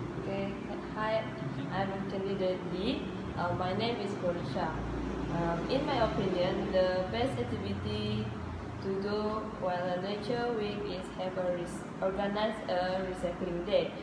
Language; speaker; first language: English; non-native, learner; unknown